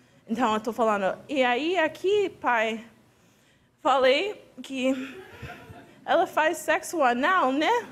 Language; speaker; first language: Portuguese; non-native, fluent; English